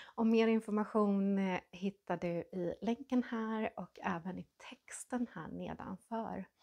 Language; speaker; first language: Swedish; native; Swedish